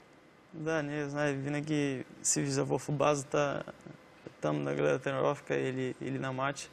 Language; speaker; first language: Bulgarian; non-native, learner; Portuguese